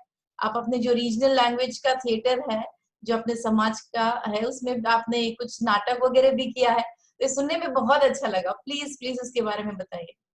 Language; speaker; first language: Hindi; native; Hindi